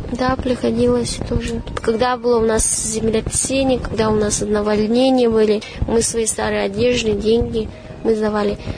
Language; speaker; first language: Russian; non-native, learner; Chinese